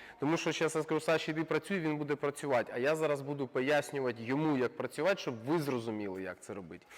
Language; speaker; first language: Ukrainian; non-native, local second language; Russian